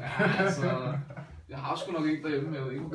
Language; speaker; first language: Danish; native; Danish